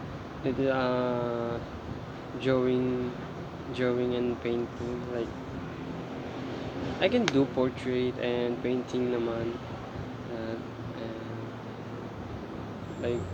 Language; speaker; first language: English; non-native, learner; Filipino